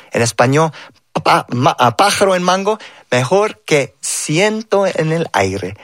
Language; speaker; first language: Spanish; early bilingual, heritage; Spanish